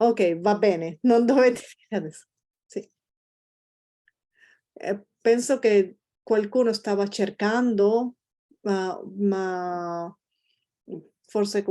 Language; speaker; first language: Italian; non-native, fluent; Spanish